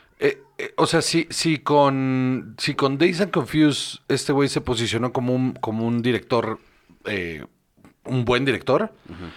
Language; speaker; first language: Spanish; native; Spanish